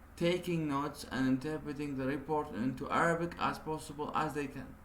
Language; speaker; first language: English; non-native, fluent; Arabic